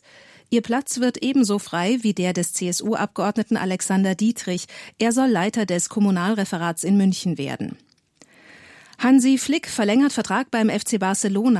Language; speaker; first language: German; native; German